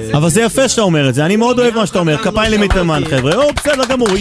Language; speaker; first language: Hebrew; native; Hebrew